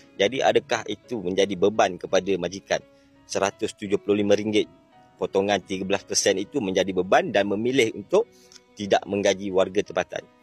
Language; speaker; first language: Malay; native; Malay